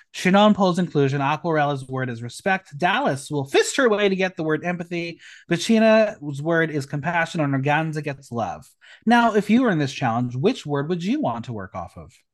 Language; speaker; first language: English; native; English